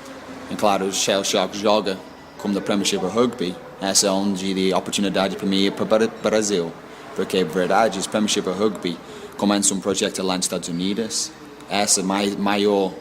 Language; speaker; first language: Portuguese; non-native, learner; English